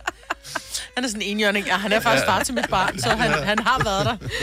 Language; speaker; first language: Danish; native; Danish